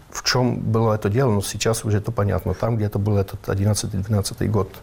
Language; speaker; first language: Russian; non-native, fluent; Czech